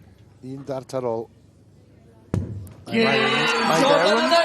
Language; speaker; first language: Welsh; native; Welsh